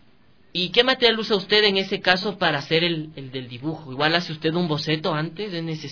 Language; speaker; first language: Spanish; native; Spanish